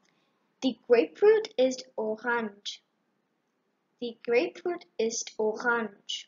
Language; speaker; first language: German; non-native, learner; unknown